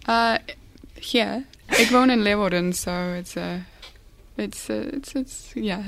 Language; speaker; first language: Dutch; non-native, learner; English